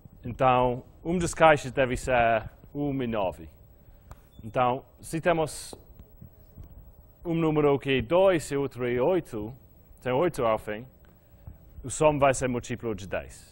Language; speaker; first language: Portuguese; non-native, fluent; English